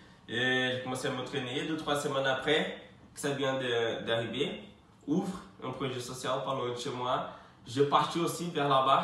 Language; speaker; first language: French; non-native, fluent; Portuguese